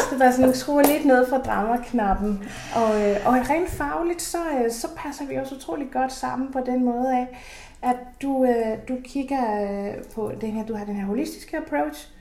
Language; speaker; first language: Danish; non-native, fluent; Spanish